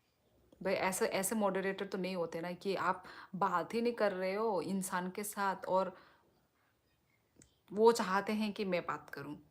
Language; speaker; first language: Hindi; non-native, local second language; Kok Borok